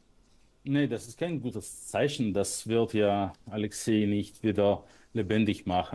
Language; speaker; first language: German; non-native, fluent; Russian